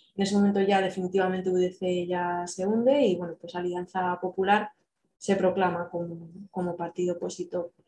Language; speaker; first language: Spanish; native; Spanish